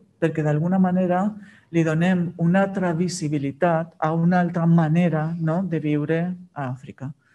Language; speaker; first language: Catalan; native; Catalan